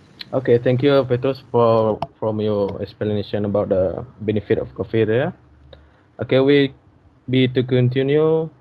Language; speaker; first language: English; non-native, learner; Malay